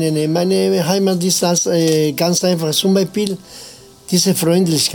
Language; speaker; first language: German; non-native, fluent; Spanish